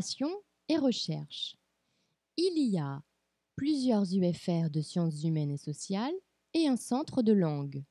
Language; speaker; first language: French; non-native, fluent; Portuguese